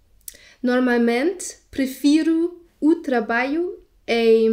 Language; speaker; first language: Portuguese; non-native, learner; German